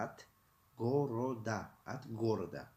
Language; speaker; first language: Russian; non-native, local second language; Tajik